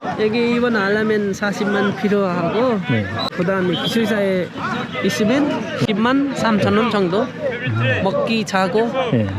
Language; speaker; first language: Korean; non-native, learner; Nepali